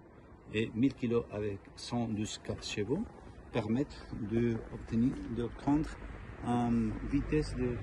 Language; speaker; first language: French; non-native, learner; Spanish